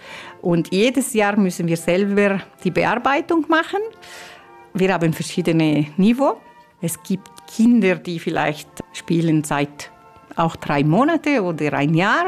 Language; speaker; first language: German; non-native, learner; Italian